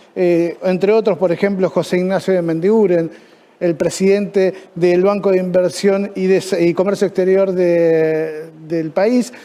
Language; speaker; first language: Spanish; native; Spanish